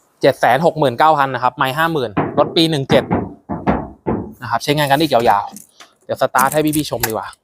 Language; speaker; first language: Thai; native; Thai